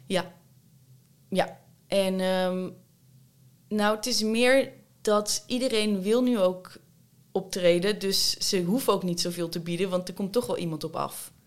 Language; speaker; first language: Dutch; native; Dutch